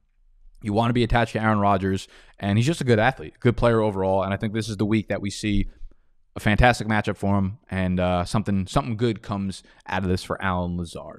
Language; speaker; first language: English; native; English